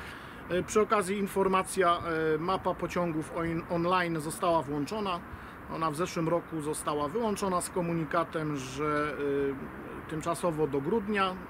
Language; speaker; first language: Polish; native; Polish